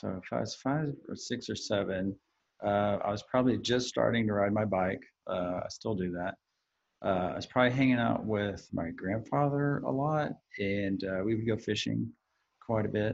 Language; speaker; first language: English; native; English